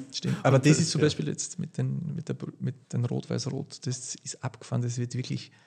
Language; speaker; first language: German; native; German